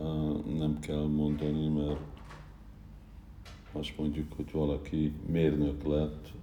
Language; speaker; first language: Hungarian; early bilingual, heritage; Hungarian